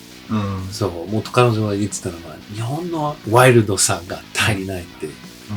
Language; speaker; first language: Japanese; early bilingual, heritage; English